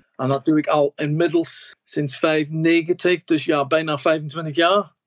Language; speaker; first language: Dutch; non-native, fluent; English